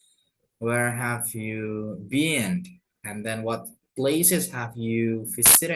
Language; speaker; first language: English; non-native, fluent; Indonesian